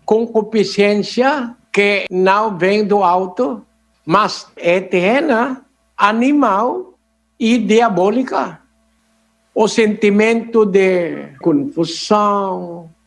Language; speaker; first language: Portuguese; non-native, learner; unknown